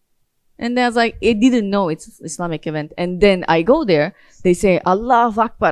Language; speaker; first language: English; non-native, fluent; Japanese